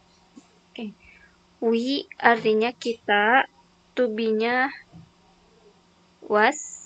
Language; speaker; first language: English; non-native, learner; Indonesian